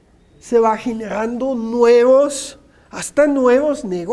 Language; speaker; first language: Spanish; non-native, fluent; Dutch